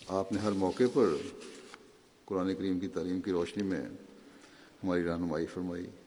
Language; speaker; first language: Urdu; native; Urdu